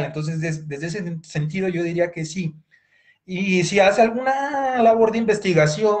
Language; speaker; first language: Spanish; native; Spanish